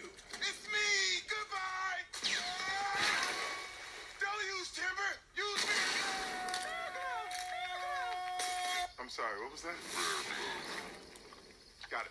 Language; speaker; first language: English; non-native, fluent; Italian